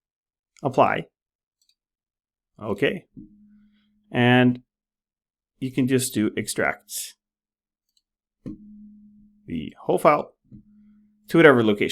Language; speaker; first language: English; non-native, fluent; Norwegian